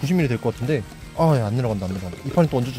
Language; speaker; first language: Korean; native; Korean